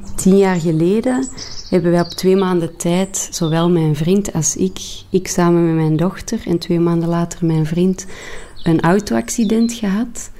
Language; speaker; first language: Dutch; native; Dutch